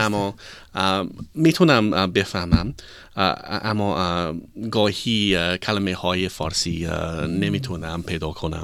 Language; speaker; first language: Persian; non-native, learner; English